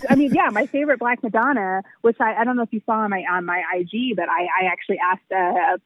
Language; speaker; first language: English; native; English